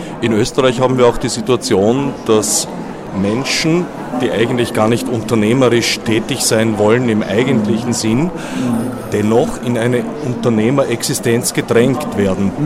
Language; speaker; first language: German; native; German